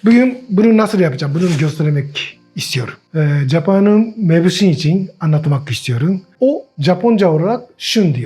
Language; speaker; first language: Turkish; non-native, learner; Japanese